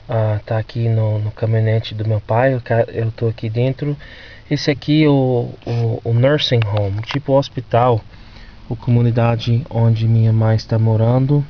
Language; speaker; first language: Portuguese; non-native, fluent; English